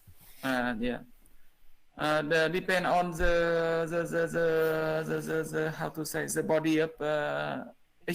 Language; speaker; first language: English; non-native, learner; Vietnamese